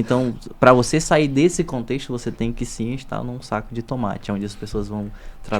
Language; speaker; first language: Portuguese; native; Portuguese